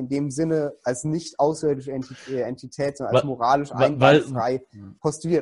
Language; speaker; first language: German; native; German